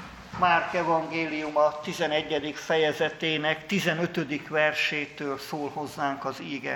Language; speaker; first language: Hungarian; native; Hungarian